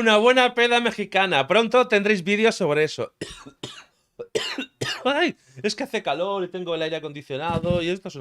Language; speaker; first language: Spanish; native; Spanish